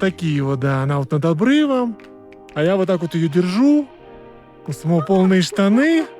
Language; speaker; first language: Russian; native; Russian